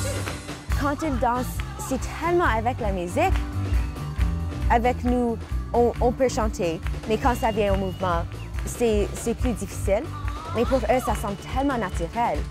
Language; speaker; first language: French; non-native, local second language; English